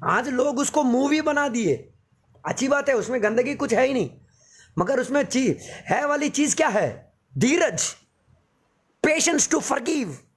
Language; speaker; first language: Hindi; non-native, local second language; Telugu